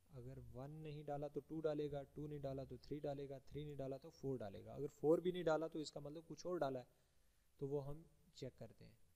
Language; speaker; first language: Hindi; native; Hindi